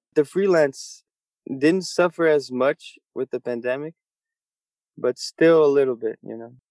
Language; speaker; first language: English; non-native, fluent; Portuguese